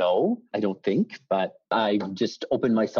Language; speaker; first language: English; native; English